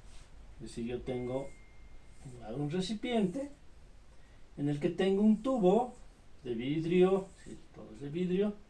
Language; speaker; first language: Spanish; native; Spanish